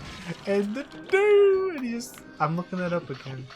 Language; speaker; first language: English; native; English